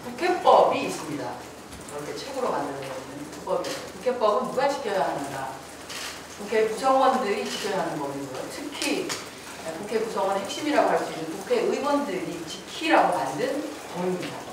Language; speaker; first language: Korean; native; Korean